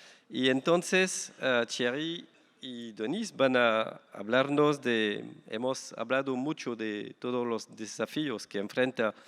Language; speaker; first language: Spanish; non-native, fluent; French